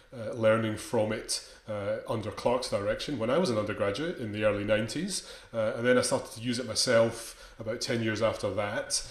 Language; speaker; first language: English; native; English